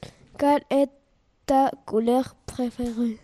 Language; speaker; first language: French; non-native, learner; Spanish